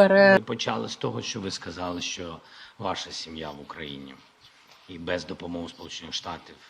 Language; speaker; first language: Ukrainian; non-native, local second language; Russian